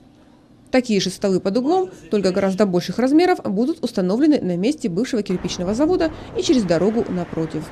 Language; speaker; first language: Russian; native; Russian